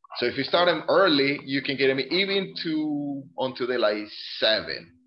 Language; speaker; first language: English; non-native, fluent; Spanish